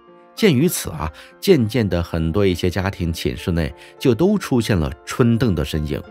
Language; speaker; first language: Chinese; native; Chinese